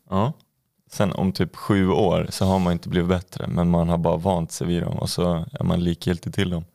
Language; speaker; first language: Swedish; native; Swedish